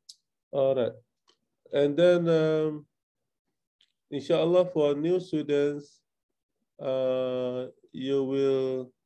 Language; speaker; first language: English; non-native, local second language; Malay